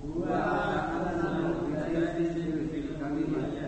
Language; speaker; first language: Arabic; non-native, learner; Indonesian